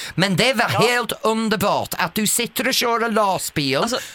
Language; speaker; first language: Swedish; non-native, fluent; English